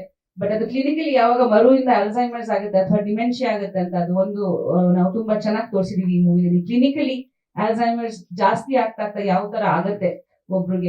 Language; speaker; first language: Kannada; non-native, fluent; Bangla